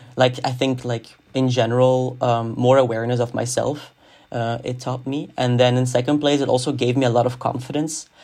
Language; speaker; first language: English; non-native, fluent; Dutch